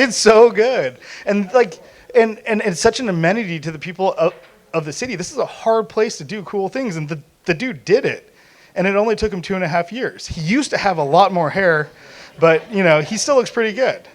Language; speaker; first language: English; native; English